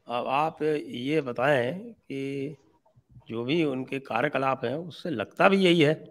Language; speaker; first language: Hindi; native; Hindi